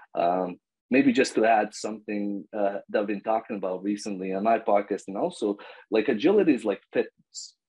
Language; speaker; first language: English; non-native, fluent; Bosnian